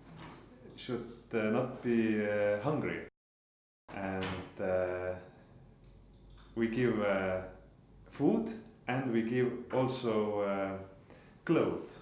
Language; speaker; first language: English; non-native, learner; Estonian